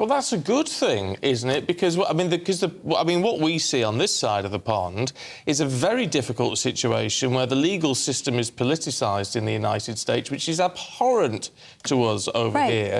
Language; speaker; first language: English; native; English